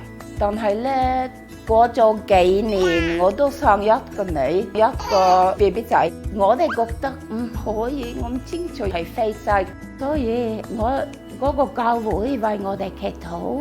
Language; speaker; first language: Cantonese; non-native, fluent; Norwegian